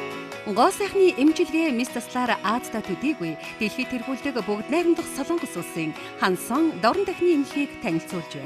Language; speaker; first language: Mongolian; native; Mongolian